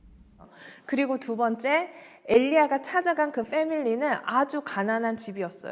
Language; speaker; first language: Korean; native; Korean